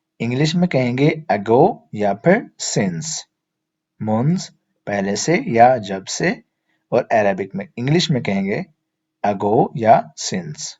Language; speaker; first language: Urdu; native; Urdu